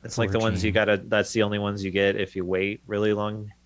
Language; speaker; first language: English; native; English